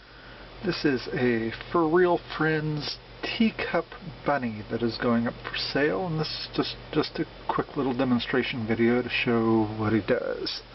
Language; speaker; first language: English; native; English